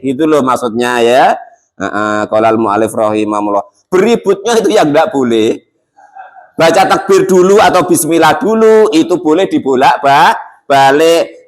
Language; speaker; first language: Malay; non-native, local second language; Javanese